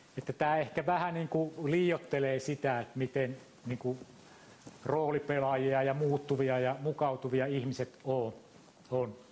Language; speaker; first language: Finnish; native; Finnish